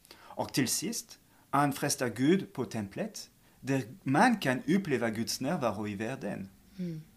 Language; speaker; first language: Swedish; non-native, fluent; French